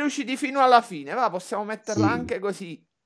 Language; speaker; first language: Italian; native; Italian